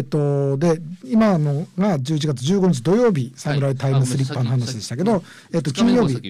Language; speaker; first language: Japanese; native; Japanese